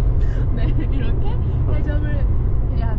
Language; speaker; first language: Korean; non-native, learner; Persian